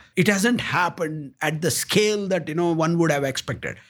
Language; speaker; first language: English; non-native, local second language; Kannada